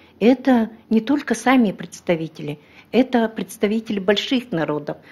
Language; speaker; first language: Russian; non-native, local second language; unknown